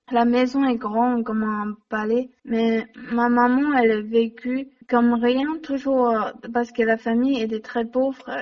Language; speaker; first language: French; non-native, learner; Chinese